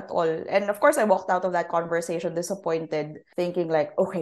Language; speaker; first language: English; non-native, local second language; Filipino